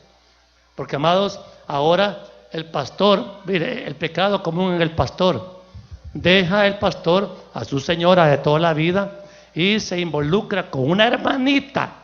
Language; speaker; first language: Spanish; native; Spanish